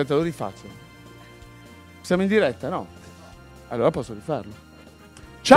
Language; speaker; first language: Italian; native; Italian